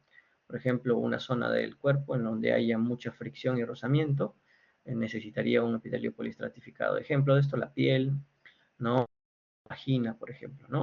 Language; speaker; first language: Spanish; native; Spanish